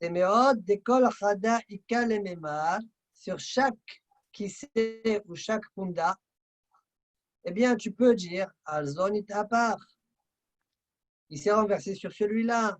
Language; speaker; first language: French; native; French